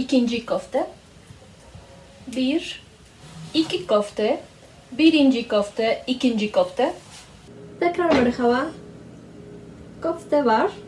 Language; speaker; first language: Turkish; non-native, learner; Spanish